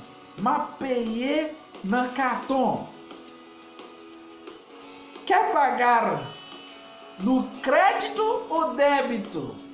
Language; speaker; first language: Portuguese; non-native, learner; Haitian Creole